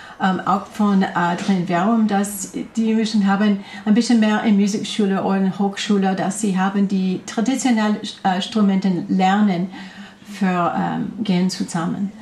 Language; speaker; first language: German; non-native, learner; French